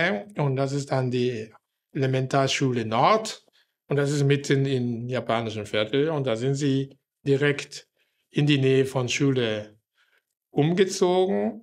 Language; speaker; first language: German; non-native, fluent; Japanese